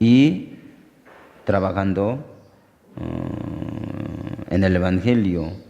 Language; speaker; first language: Spanish; non-native, fluent; Korean